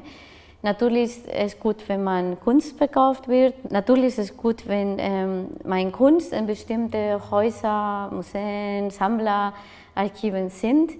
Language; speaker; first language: German; non-native, fluent; Spanish